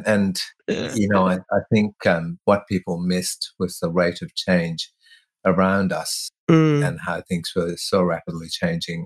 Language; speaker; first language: English; non-native, local second language; Tamil